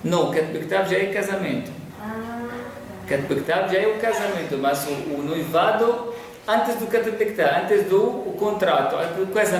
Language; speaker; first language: Portuguese; non-native, fluent; Arabic